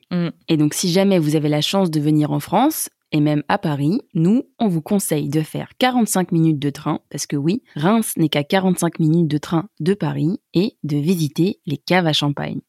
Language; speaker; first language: French; native; French